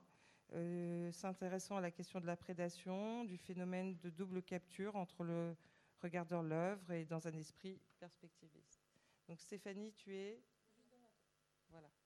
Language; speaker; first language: French; native; French